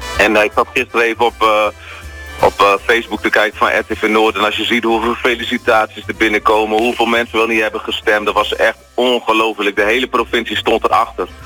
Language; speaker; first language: Dutch; native; Dutch